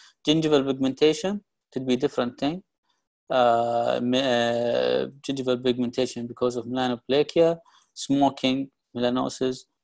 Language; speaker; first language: English; non-native, fluent; Arabic